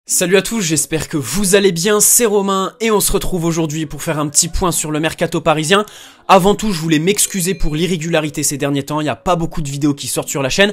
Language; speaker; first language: French; native; French